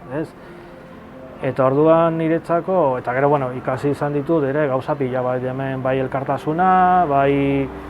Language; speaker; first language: Basque; non-native, fluent; Galician